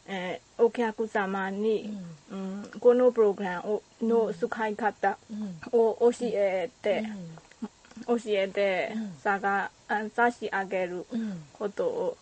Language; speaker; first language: Japanese; non-native, learner; Burmese